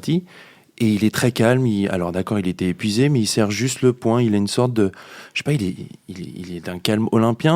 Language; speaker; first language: French; native; French